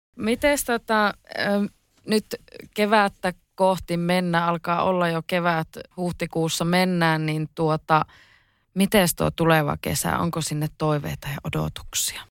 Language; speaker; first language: Finnish; native; Finnish